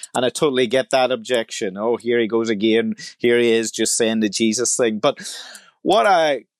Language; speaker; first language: English; native; English